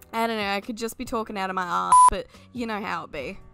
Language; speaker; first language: English; native; English